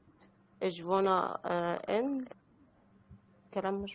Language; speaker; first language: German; non-native, learner; Arabic